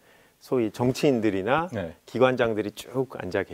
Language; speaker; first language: Korean; native; Korean